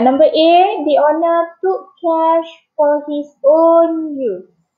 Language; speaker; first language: English; non-native, local second language; Malay